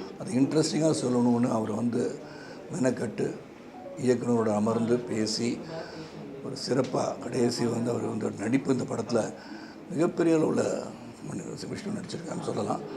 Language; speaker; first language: Tamil; native; Tamil